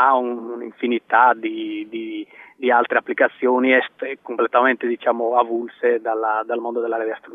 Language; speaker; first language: Italian; native; Italian